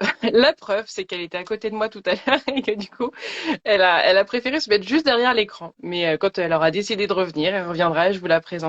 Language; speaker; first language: French; native; French